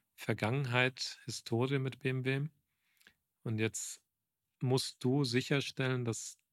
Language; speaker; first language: German; native; German